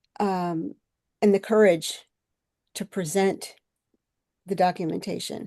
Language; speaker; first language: English; native; English